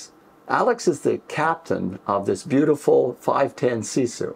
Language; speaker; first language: English; native; English